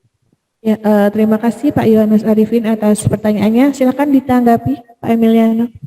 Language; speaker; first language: Indonesian; native; Indonesian